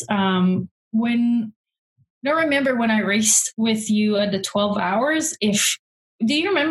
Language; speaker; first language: English; native; English